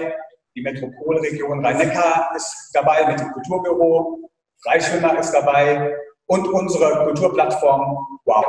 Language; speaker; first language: German; native; German